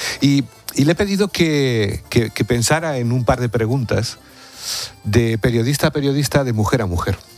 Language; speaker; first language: Spanish; native; Spanish